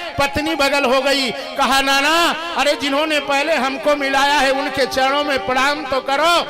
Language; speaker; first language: Hindi; native; Hindi